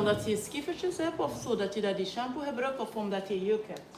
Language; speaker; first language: Dutch; non-native, fluent; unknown